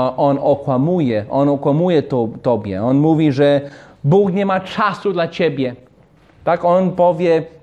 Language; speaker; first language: Polish; non-native, fluent; English